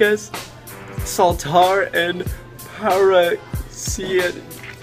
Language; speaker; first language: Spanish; non-native, learner; English